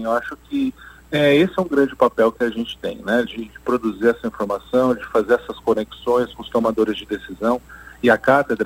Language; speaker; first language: Portuguese; native; Portuguese